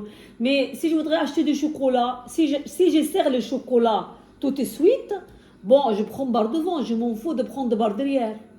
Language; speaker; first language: French; non-native, fluent; Arabic